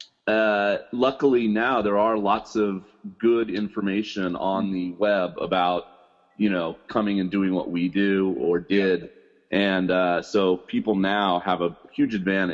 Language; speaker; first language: English; native; English